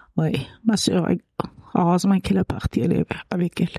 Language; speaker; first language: French; non-native, learner; Kurdish